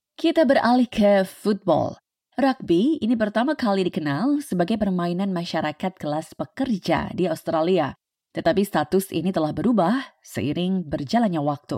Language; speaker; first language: Indonesian; native; Indonesian